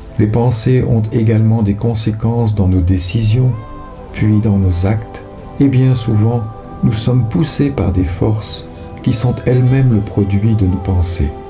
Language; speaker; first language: French; native; French